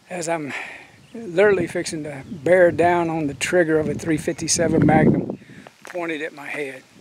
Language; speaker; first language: English; native; English